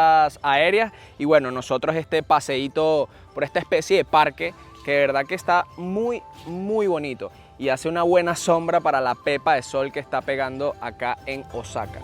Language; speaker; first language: Spanish; native; Spanish